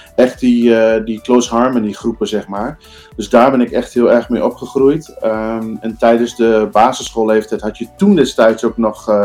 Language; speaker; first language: Dutch; native; Dutch